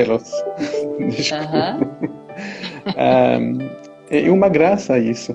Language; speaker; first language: Portuguese; non-native, fluent; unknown